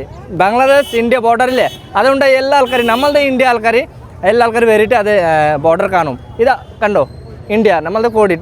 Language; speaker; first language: Malayalam; non-native, learner; Bangla